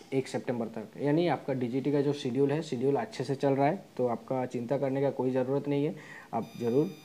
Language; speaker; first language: Hindi; non-native, local second language; Bangla